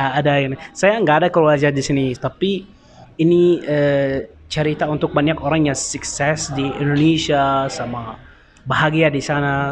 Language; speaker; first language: Indonesian; non-native, learner; Arabic